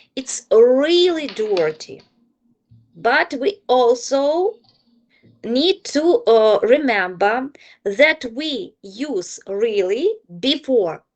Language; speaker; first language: English; non-native, fluent; Ukrainian